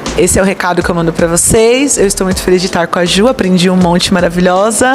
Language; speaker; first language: Portuguese; native; Portuguese